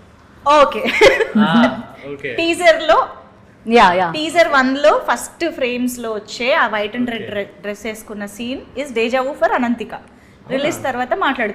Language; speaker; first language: Telugu; native; Telugu